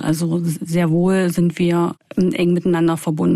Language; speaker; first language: German; native; German